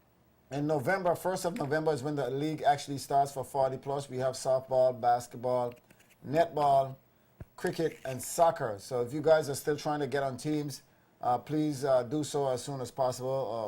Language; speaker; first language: English; native; English